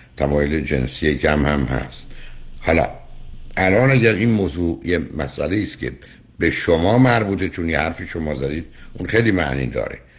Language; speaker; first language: Persian; native; Persian